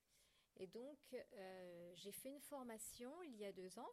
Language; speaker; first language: French; native; French